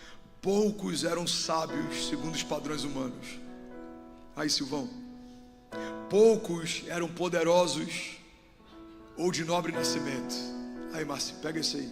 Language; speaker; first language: Portuguese; native; Portuguese